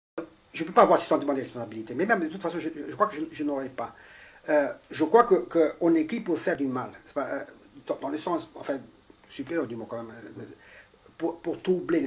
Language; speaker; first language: French; non-native, fluent; Romanian